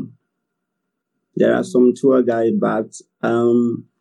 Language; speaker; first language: English; non-native, learner; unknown